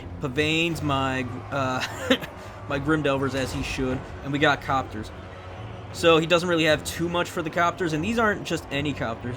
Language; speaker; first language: English; native; English